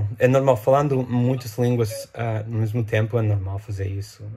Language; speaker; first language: Portuguese; non-native, fluent; English